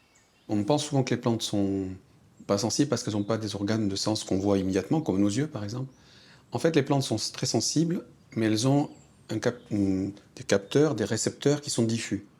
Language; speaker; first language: French; native; French